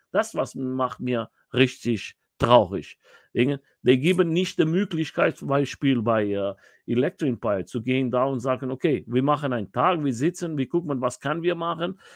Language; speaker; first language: German; non-native, learner; Portuguese